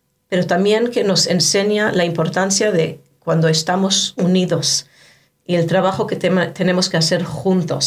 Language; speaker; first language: Spanish; non-native, fluent; Hebrew